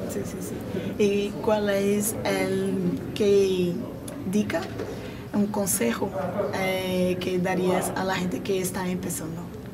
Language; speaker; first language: Spanish; non-native, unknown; Portuguese